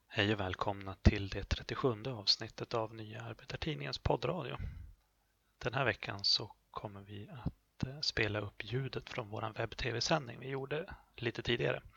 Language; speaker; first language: Swedish; native; Swedish